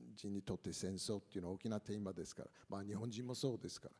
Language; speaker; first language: Japanese; non-native, fluent; English